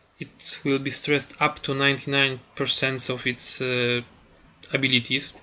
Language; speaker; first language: English; non-native, fluent; Polish